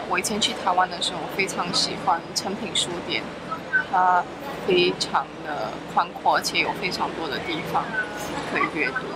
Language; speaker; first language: Chinese; early bilingual, heritage; Chinese